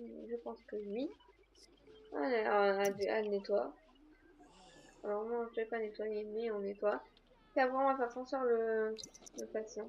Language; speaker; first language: French; native; French